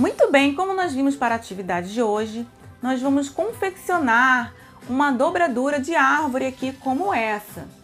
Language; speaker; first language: Portuguese; native; Portuguese